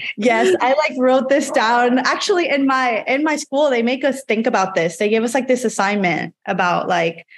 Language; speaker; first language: English; non-native, fluent; Spanish